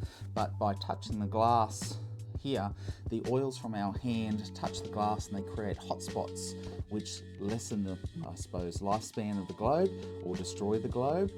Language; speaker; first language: English; native; English